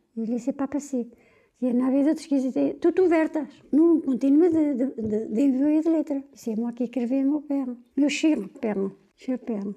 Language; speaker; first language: French; non-native, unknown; Portuguese